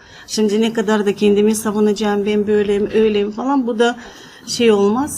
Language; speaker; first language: Turkish; non-native, fluent; Russian